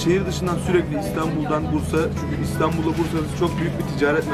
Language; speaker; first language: Turkish; native; Turkish